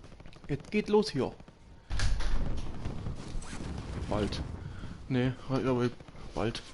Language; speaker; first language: German; native; German